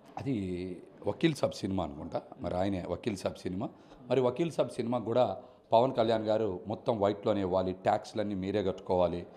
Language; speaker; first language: Telugu; native; Telugu